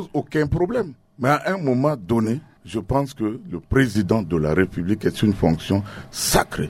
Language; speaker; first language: French; non-native, local second language; Sango